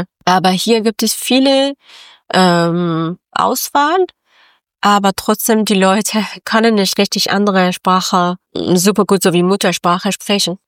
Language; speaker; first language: German; non-native, local second language; Persian